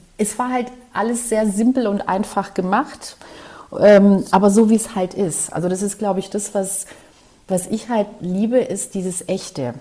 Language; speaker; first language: German; early bilingual, other home language; Greek